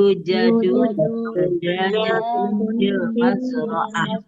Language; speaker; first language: Arabic; non-native, learner; Indonesian